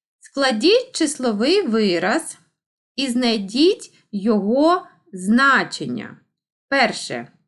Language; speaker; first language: Ukrainian; non-native, local second language; Russian